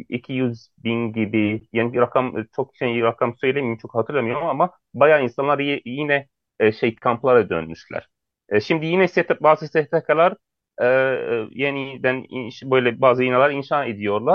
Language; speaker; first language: Turkish; non-native, fluent; Arabic